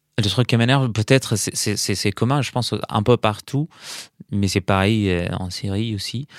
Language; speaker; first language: French; non-native, fluent; Arabic